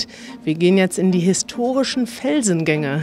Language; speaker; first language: German; native; German